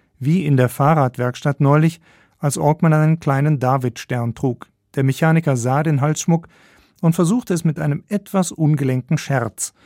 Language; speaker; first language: German; native; German